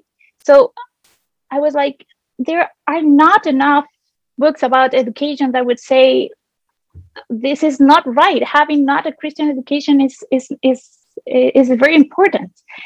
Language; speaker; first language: English; non-native, fluent; Spanish